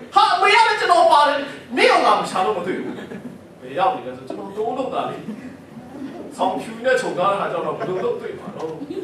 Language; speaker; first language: Burmese; non-native, local second language; Kachin